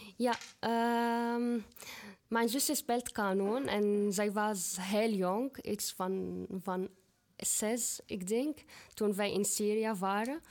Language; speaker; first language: Dutch; non-native, learner; Arabic